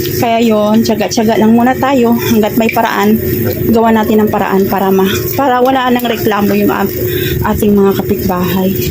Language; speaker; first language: Filipino; non-native, local second language; Cebuano